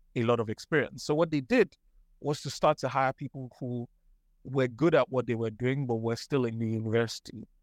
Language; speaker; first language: English; non-native, local second language; Yoruba